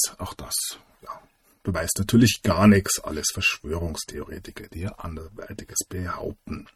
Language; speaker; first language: German; native; German